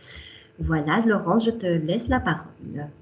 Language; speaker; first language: French; native; French